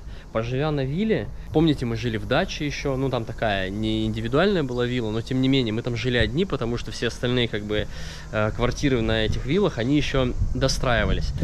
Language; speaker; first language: Russian; native; Russian